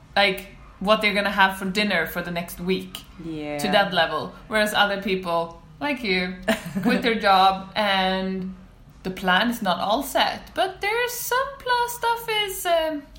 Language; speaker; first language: English; non-native, fluent; Swedish